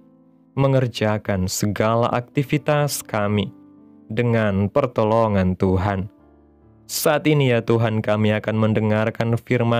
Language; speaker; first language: Indonesian; native; Indonesian